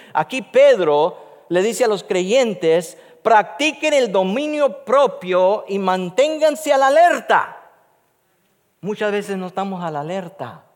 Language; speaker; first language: Spanish; native; Spanish